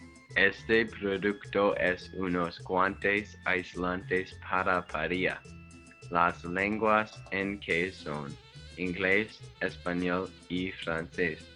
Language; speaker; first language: Spanish; non-native, learner; English